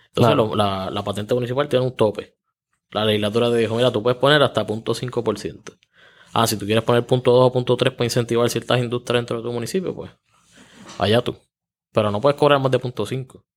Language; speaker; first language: Spanish; native; Spanish